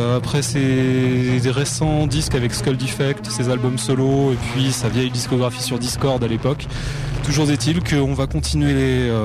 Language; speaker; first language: French; native; French